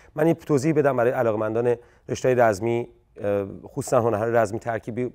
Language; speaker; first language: Persian; native; Persian